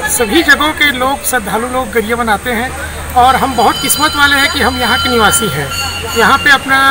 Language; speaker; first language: Hindi; native; Hindi